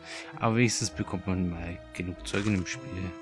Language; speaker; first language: German; native; German